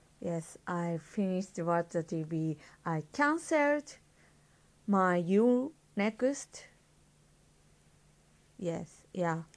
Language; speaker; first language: English; non-native, learner; Japanese